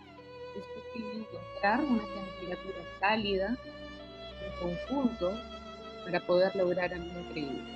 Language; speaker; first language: Spanish; native; Spanish